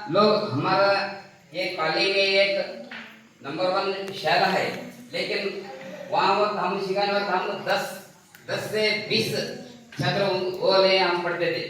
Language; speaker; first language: Hindi; non-native, local second language; Kannada